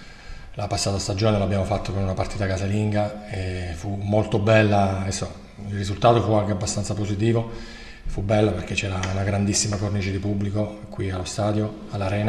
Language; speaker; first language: Italian; native; Italian